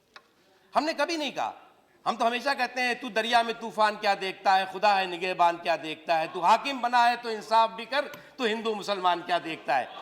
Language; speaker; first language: Hindi; native; Hindi